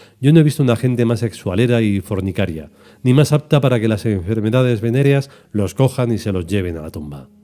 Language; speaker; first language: Spanish; native; Spanish